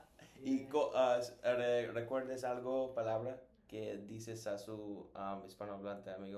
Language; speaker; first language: Spanish; non-native, learner; English